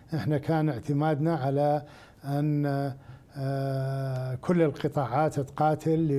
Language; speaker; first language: Arabic; native; Arabic